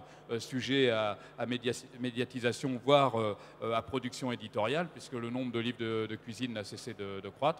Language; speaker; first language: French; native; French